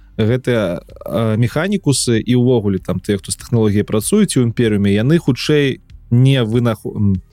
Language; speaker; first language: Belarusian; non-native, local second language; Russian